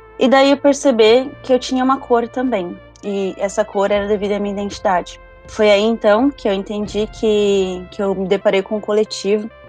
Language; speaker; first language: Portuguese; early bilingual, other home language; Spanish